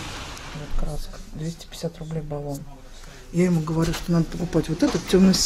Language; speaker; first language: Russian; native; Russian